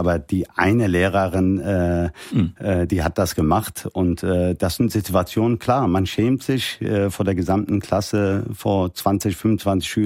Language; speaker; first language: German; early bilingual, heritage; Turkish